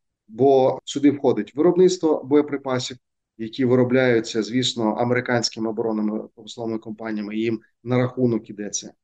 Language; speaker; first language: Ukrainian; native; Ukrainian